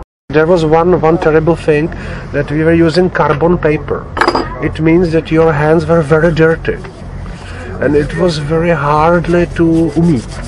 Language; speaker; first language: English; non-native, fluent; Czech